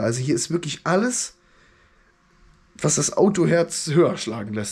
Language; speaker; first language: German; native; German